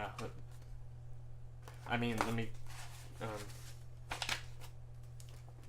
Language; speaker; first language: English; native; English